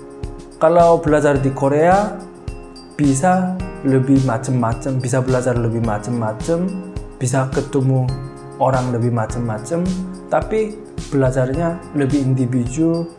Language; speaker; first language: Indonesian; non-native, fluent; Korean